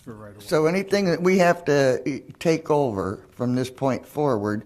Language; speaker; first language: English; native; English